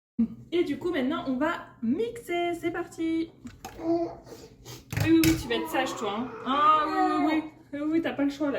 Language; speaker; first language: French; native; French